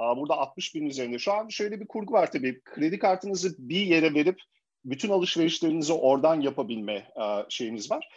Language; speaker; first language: Turkish; early bilingual, heritage; Turkish